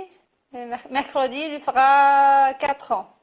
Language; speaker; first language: French; non-native, fluent; Portuguese